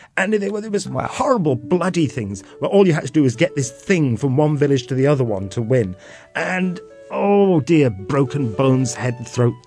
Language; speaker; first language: English; native; English